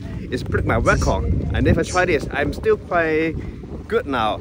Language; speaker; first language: English; non-native, learner; Cantonese